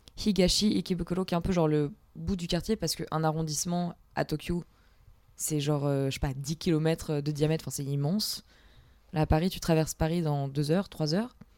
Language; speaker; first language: French; native; French